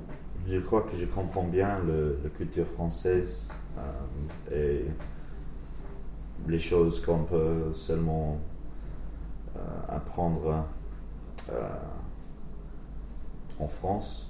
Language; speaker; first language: French; non-native, learner; English